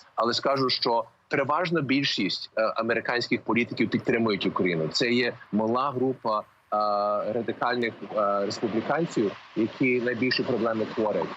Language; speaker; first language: Ukrainian; early bilingual, heritage; Ukrainian